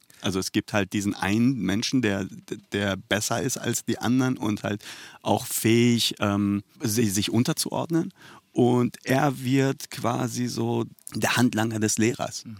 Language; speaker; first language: German; early bilingual, other home language; Persian